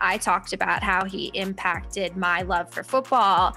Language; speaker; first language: English; native; English